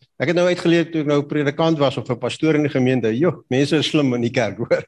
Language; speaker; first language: Afrikaans; native; Afrikaans